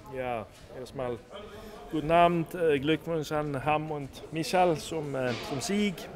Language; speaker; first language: German; non-native, fluent; Swedish